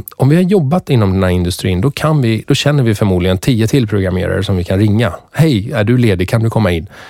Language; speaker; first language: Swedish; early bilingual, other home language; Persian